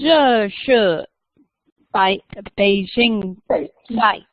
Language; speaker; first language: Chinese; non-native, learner; English